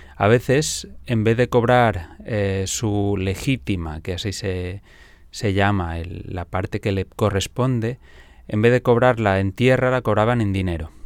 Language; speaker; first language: Spanish; non-native, local second language; Catalan